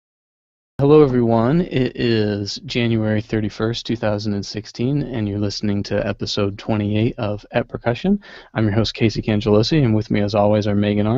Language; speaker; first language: English; native; English